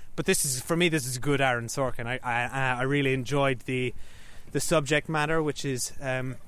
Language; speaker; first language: English; native; English